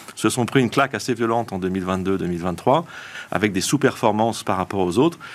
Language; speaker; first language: French; native; French